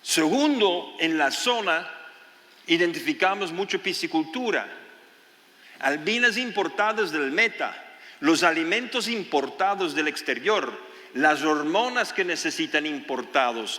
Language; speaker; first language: Spanish; non-native, fluent; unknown